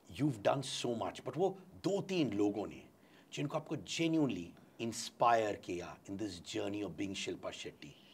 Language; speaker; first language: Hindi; non-native, local second language; Tamil